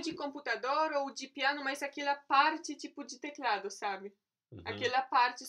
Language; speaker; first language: Portuguese; non-native, fluent; Polish